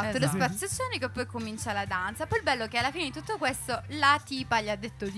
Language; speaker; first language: Italian; native; Italian